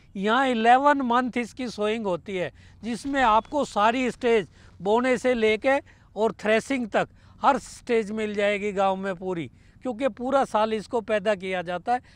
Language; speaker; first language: Hindi; native; Hindi